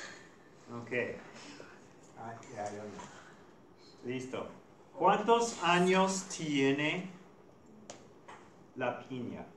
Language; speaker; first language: Spanish; non-native, fluent; English